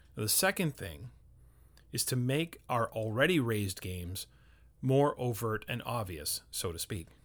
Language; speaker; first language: English; native; English